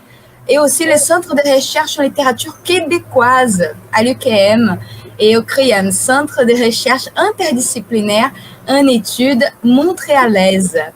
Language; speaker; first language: French; non-native, fluent; Portuguese